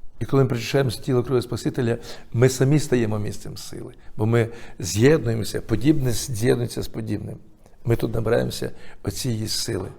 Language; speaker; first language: Ukrainian; native; Ukrainian